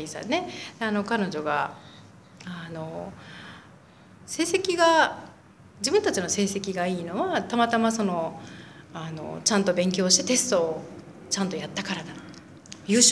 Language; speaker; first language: Japanese; native; Japanese